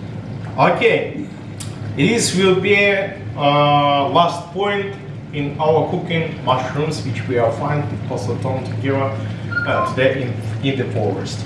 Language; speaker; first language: English; non-native, learner; Ukrainian